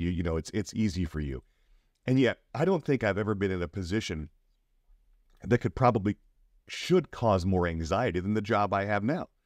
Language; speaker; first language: English; native; English